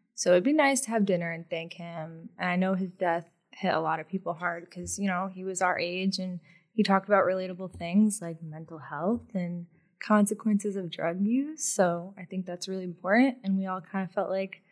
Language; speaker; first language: English; native; English